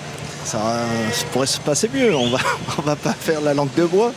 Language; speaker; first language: French; native; French